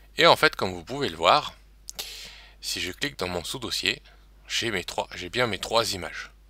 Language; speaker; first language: French; native; French